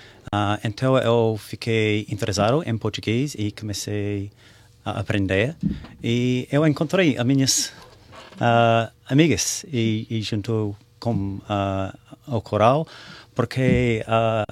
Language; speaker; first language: Portuguese; non-native, learner; English